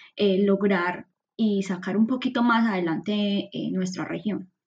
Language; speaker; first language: Spanish; native; Spanish